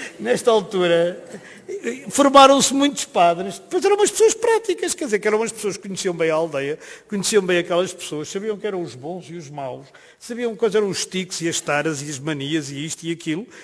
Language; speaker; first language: Portuguese; native; Portuguese